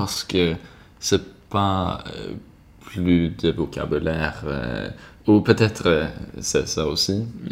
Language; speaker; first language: French; non-native, learner; Swedish